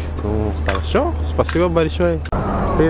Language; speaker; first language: Russian; non-native, learner; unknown